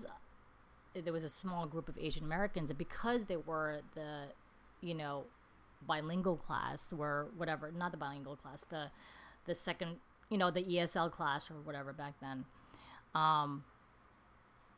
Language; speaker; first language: English; native; English